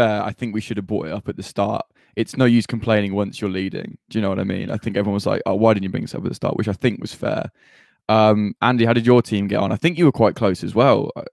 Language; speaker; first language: English; native; English